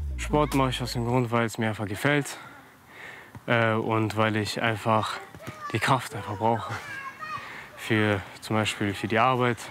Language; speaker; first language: German; early bilingual, other home language; Russian